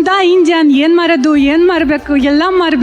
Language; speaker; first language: Kannada; non-native, learner; Russian